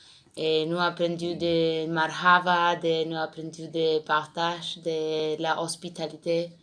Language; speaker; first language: French; non-native, learner; Spanish